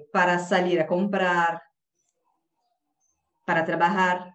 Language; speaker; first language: Spanish; non-native, learner; Portuguese